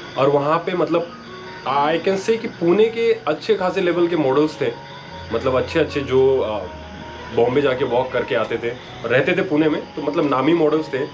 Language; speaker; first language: Hindi; non-native, local second language; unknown